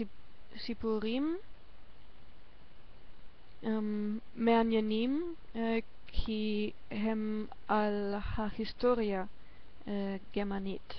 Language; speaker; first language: Hebrew; non-native, learner; German